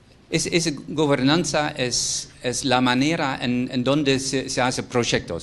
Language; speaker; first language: Spanish; non-native, fluent; Dutch